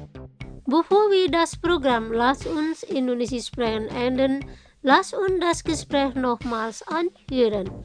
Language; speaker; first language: German; non-native, fluent; Indonesian